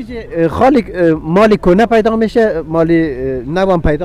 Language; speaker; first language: Persian; non-native, local second language; Uzbek